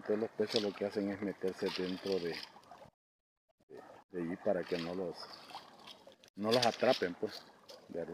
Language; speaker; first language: Spanish; native; Spanish